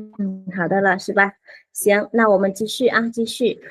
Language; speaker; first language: Chinese; non-native, fluent; Vietnamese